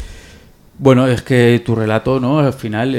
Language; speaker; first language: Spanish; native; Spanish